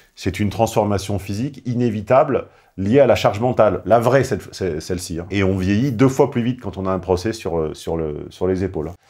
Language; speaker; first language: French; native; French